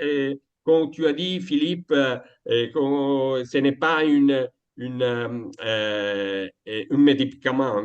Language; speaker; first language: French; non-native, fluent; Italian